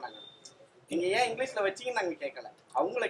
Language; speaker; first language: Tamil; native; Tamil